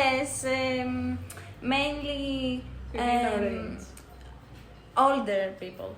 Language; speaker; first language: English; non-native, learner; Greek